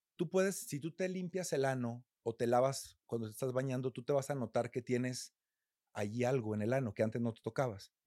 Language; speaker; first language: Spanish; native; Spanish